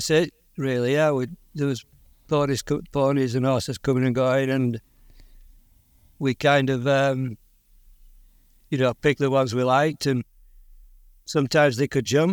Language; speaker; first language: English; native; English